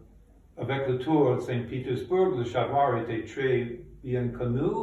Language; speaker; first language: French; non-native, fluent; English